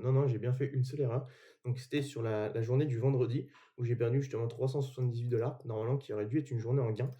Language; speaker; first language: French; native; French